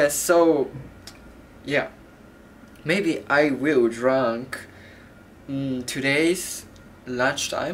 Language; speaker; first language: English; non-native, learner; Japanese